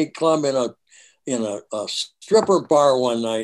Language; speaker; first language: English; native; English